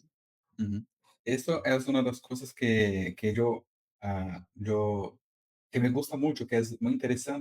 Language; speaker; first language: Spanish; non-native, fluent; Portuguese